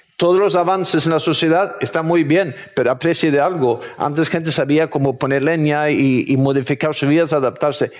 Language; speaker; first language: Spanish; non-native, fluent; Swedish